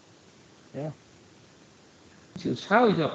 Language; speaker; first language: English; non-native, learner; Vietnamese